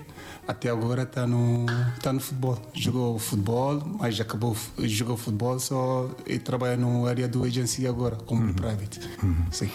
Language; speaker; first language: Portuguese; non-native, learner; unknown